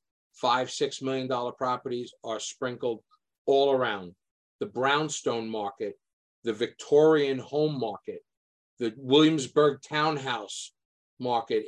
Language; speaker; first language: English; native; English